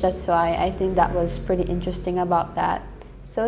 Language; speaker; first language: English; native; English